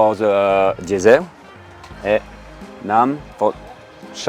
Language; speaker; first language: English; non-native, learner; French